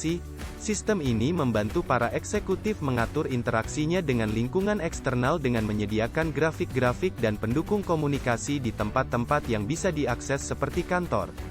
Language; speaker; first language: Indonesian; native; Indonesian